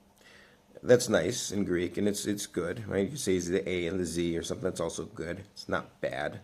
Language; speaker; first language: English; native; English